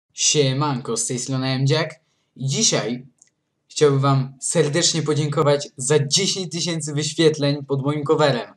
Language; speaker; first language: Polish; native; Polish